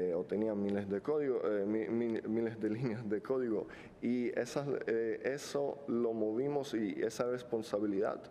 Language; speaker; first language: Spanish; non-native, fluent; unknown